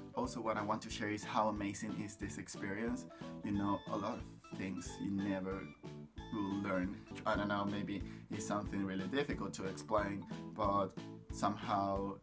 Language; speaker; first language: English; non-native, fluent; Spanish